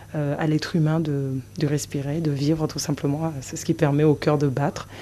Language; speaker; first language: French; non-native, local second language; Comorian